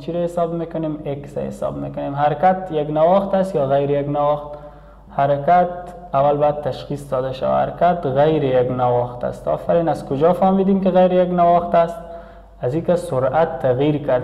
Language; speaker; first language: Persian; native; Persian